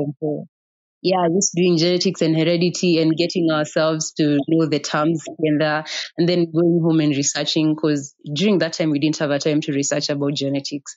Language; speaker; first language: English; non-native, local second language; Kikuyu